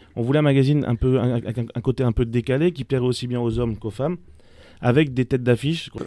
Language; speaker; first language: French; native; French